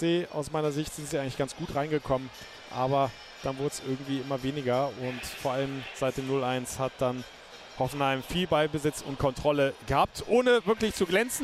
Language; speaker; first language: German; native; German